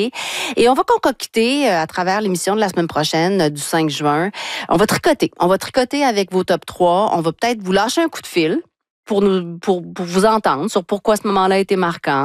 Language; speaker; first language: French; native; French